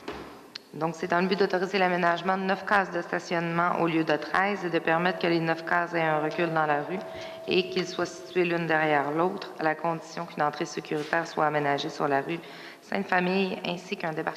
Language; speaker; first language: French; native; French